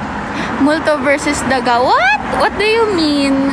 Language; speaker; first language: English; non-native, local second language; Filipino